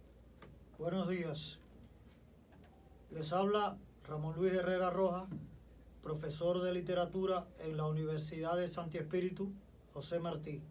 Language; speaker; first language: Spanish; native; Spanish